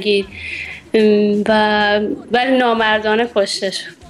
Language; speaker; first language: Persian; native; Persian